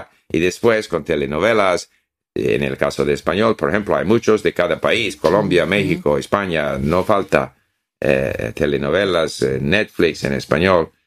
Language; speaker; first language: Spanish; non-native, fluent; English